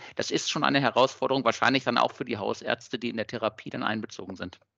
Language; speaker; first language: German; native; German